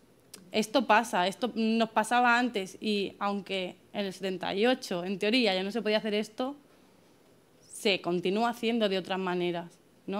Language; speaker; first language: Spanish; native; Spanish